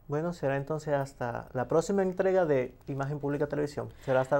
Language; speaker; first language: Spanish; native; Spanish